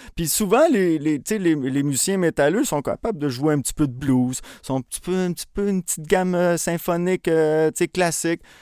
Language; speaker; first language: French; early bilingual, other home language; Spanish